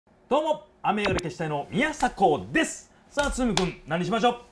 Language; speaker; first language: Japanese; native; Japanese